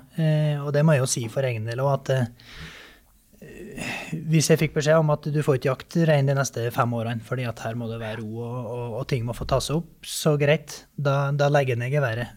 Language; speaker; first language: Norwegian; native; Norwegian